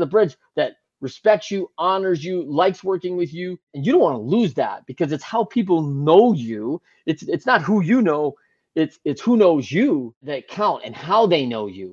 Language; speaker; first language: English; native; English